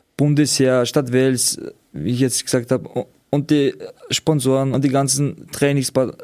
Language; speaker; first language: German; early bilingual, other home language; Georgian